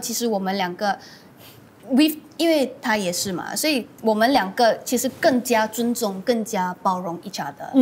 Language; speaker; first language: Chinese; native; Chinese